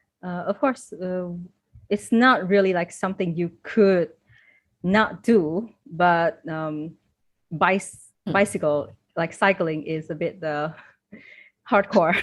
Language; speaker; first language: English; non-native, fluent; Vietnamese